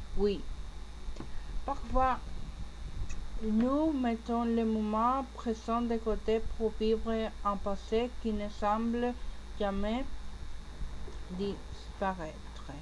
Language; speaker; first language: French; non-native, learner; Spanish